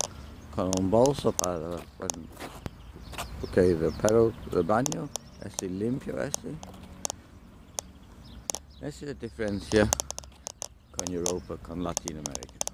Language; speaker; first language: Spanish; non-native, learner; English